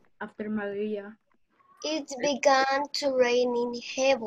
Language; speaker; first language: English; non-native, learner; Spanish